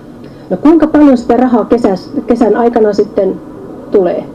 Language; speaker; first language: Finnish; native; Finnish